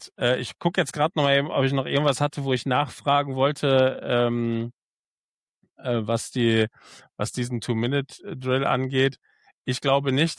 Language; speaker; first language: German; native; German